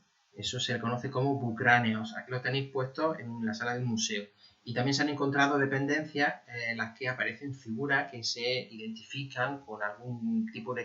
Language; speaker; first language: Spanish; native; Spanish